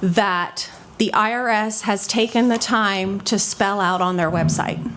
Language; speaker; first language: English; native; English